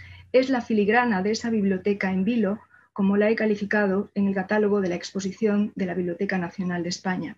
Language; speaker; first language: Spanish; native; Spanish